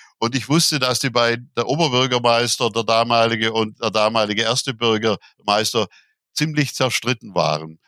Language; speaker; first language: German; native; German